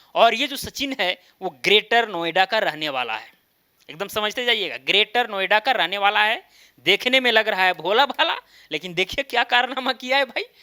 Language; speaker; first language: Hindi; native; Hindi